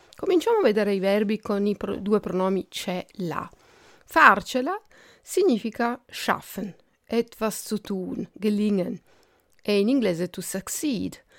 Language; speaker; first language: Italian; native; Italian